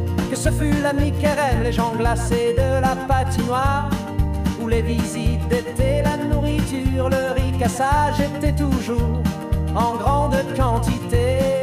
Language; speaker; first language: French; native; French